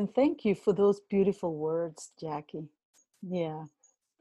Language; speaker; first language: English; non-native, fluent; Spanish